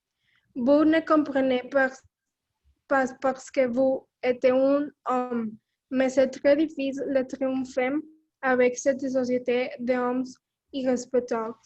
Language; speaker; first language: French; non-native, learner; Spanish